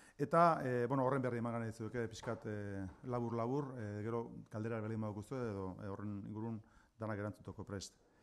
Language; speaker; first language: Basque; native; Basque